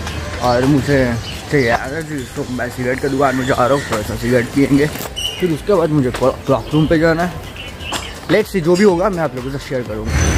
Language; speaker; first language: Hindi; non-native, local second language; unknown